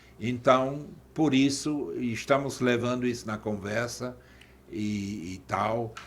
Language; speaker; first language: Portuguese; non-native, fluent; English